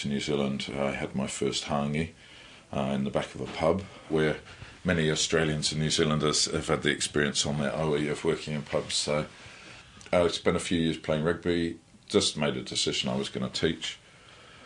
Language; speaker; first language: English; native; English